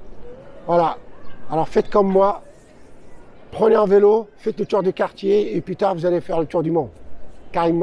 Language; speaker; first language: French; non-native, local second language; Arabic